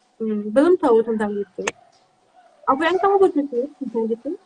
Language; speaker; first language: Indonesian; non-native, learner; Turkish